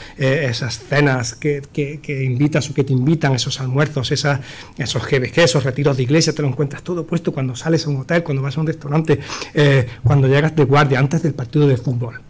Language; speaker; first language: Spanish; native; Spanish